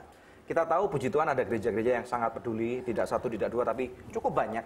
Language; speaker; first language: Indonesian; native; Indonesian